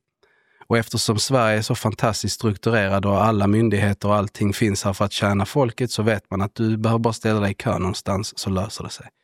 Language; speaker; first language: Swedish; native; Swedish